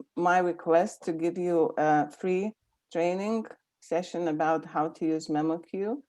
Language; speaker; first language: English; non-native, fluent; Lithuanian